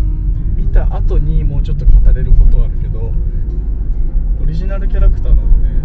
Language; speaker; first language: Japanese; native; Japanese